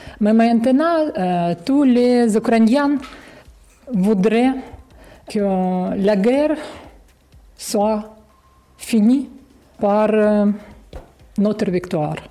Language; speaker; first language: French; non-native, learner; Ukrainian